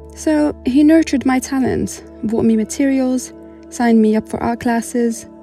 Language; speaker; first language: English; non-native, fluent; Arabic